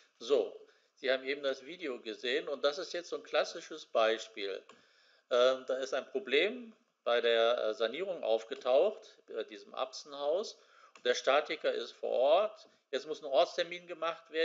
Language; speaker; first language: German; native; German